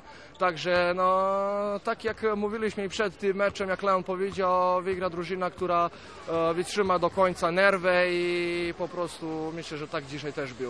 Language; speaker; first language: Polish; non-native, fluent; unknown